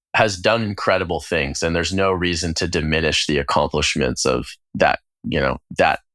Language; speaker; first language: English; native; English